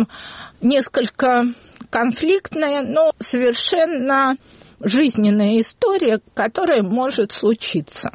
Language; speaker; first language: Russian; native; Russian